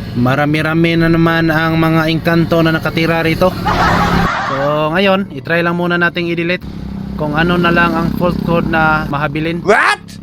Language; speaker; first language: Filipino; non-native, local second language; Cebuano